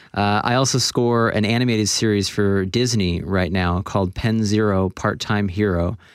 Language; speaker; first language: English; native; English